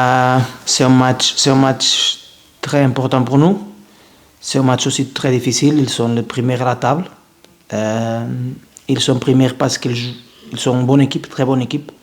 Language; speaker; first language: French; non-native, fluent; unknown